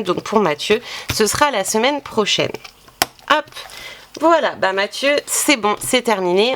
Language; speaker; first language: French; native; French